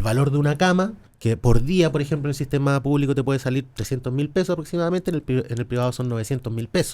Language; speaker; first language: Spanish; native; Spanish